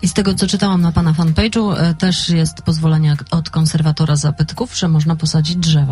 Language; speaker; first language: Polish; native; Polish